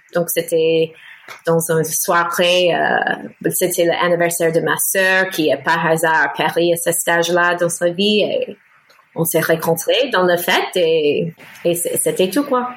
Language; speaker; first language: French; non-native, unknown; English